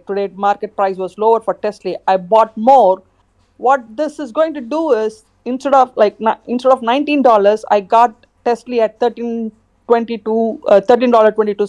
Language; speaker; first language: English; non-native, fluent; Khmer